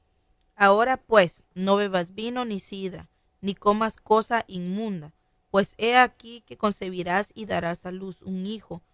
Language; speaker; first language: Spanish; native; Spanish